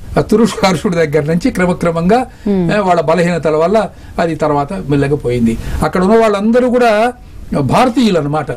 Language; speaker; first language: Telugu; native; Telugu